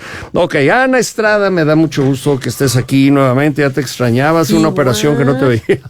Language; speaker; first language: Spanish; native; Spanish